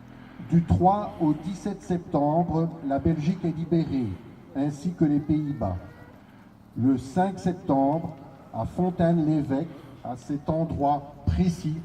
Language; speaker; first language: French; native; French